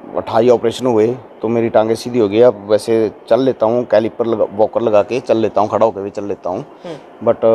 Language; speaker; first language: Hindi; native; Hindi